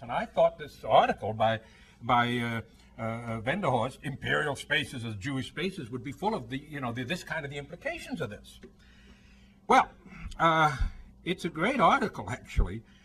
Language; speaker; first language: English; native; English